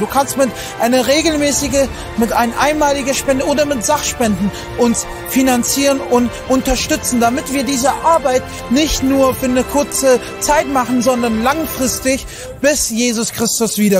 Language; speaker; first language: German; non-native, fluent; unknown